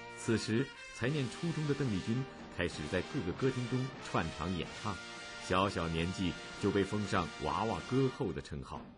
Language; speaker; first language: Chinese; native; Chinese